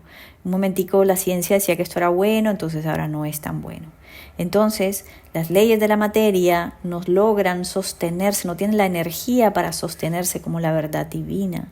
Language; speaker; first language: Spanish; native; Spanish